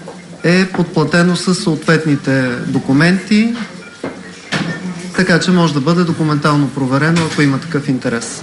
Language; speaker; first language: Bulgarian; native; Bulgarian